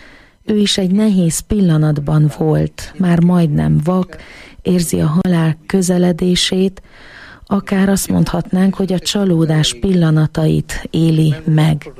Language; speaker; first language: Hungarian; native; Hungarian